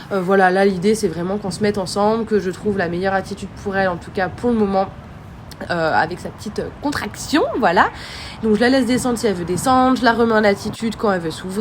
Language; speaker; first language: French; native; French